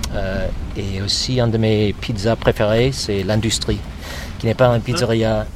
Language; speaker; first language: French; non-native, fluent; English